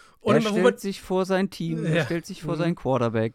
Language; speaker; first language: German; native; German